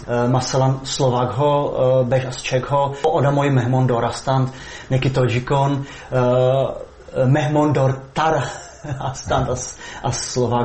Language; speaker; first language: Persian; non-native, learner; Czech